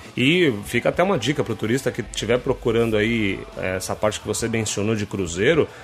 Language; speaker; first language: Portuguese; native; Portuguese